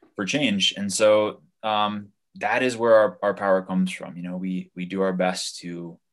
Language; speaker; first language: English; native; English